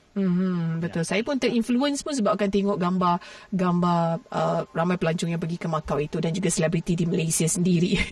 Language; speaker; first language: Malay; native; Malay